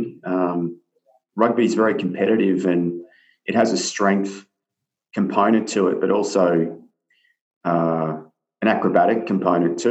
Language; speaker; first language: English; native; English